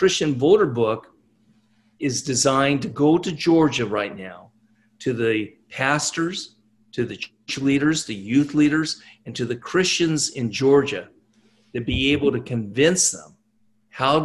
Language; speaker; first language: English; native; English